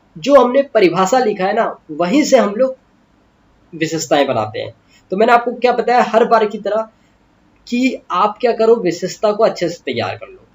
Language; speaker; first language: Hindi; native; Hindi